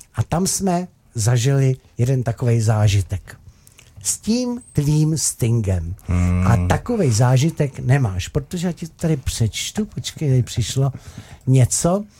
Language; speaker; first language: Czech; native; Czech